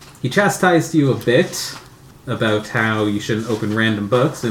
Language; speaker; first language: English; native; English